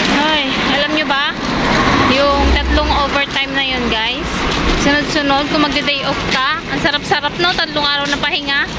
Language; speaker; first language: Filipino; native; Filipino